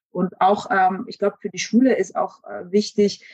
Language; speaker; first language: German; native; German